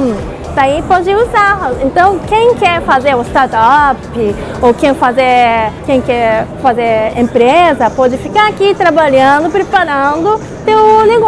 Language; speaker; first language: Portuguese; non-native, learner; Japanese